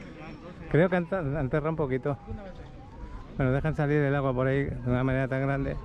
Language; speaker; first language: Spanish; native; Spanish